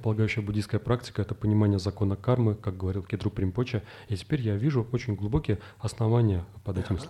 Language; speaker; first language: Russian; native; Russian